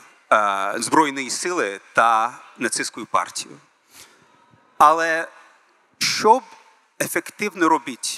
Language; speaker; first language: Ukrainian; early bilingual, heritage; Ukrainian